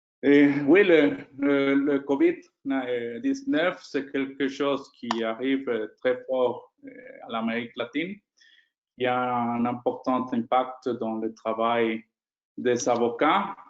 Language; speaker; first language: French; non-native, fluent; Spanish